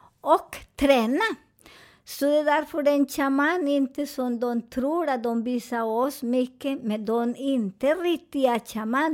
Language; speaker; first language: Swedish; non-native, fluent; Spanish